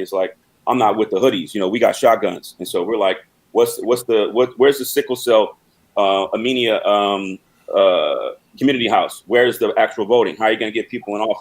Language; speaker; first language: English; native; English